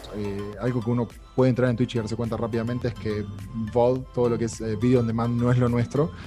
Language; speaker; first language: Spanish; native; Spanish